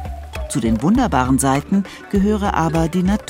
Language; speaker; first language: German; native; German